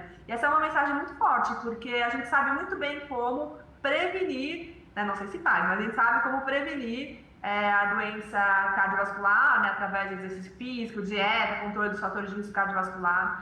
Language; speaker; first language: Portuguese; native; Portuguese